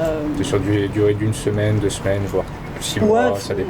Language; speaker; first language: French; native; French